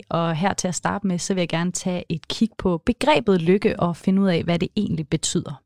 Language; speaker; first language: Danish; native; Danish